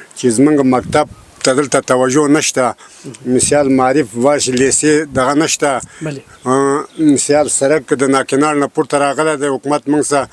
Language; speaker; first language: Pashto; non-native, local second language; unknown